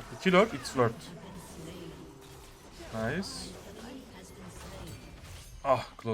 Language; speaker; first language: English; non-native, learner; Turkish